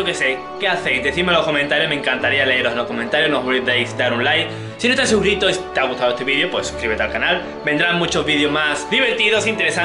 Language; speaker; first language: Spanish; native; Spanish